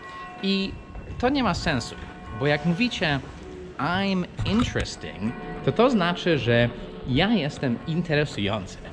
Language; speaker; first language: Polish; non-native, fluent; English